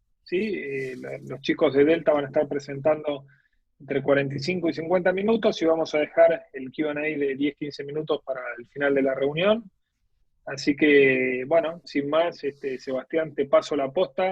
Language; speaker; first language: Spanish; native; Spanish